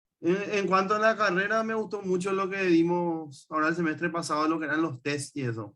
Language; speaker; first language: Spanish; native; Spanish